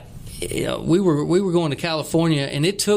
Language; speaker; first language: English; native; English